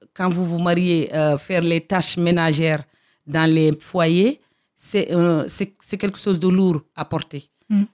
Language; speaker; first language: French; non-native, local second language; Fula